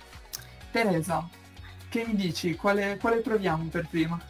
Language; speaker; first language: Italian; native; Italian